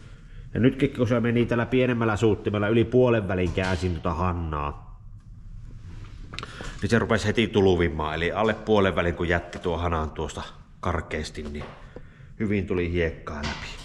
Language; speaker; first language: Finnish; native; Finnish